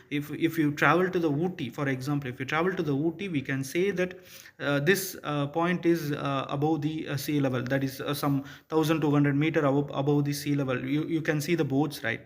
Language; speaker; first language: English; non-native, local second language; Tamil